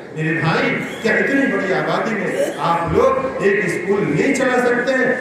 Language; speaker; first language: Urdu; native; Urdu